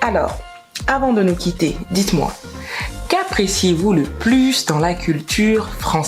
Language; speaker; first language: French; non-native, fluent; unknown